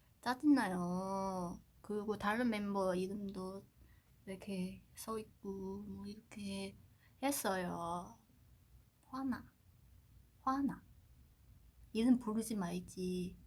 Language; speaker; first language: Korean; non-native, learner; Chinese